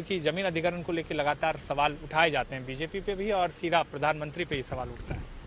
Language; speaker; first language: Hindi; native; Hindi